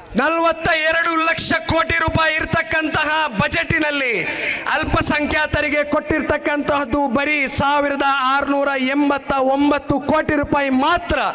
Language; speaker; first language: Kannada; native; Kannada